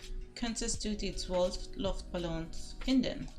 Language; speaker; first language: German; non-native, learner; Spanish